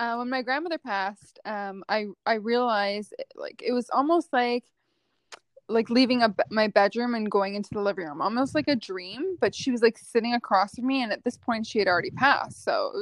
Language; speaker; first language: English; native; English